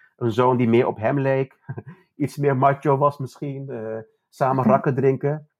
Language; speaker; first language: Dutch; early bilingual, other home language; Turkish